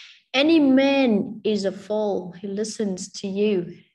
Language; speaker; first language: English; non-native, fluent; Vietnamese